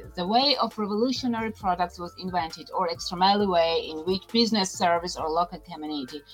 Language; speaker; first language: English; non-native, fluent; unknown